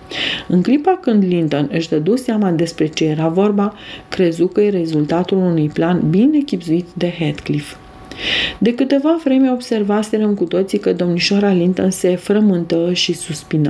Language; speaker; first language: Romanian; native; Romanian